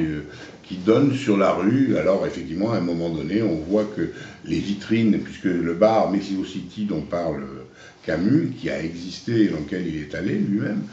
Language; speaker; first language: French; native; French